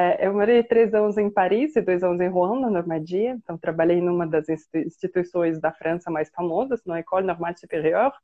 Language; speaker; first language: Portuguese; non-native, fluent; Russian